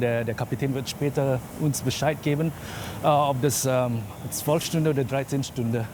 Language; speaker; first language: German; non-native, fluent; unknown